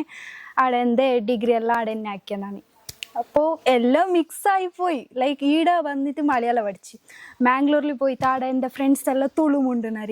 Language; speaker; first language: Malayalam; non-native, local second language; Hindi